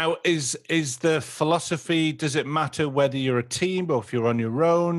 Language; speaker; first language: English; native; English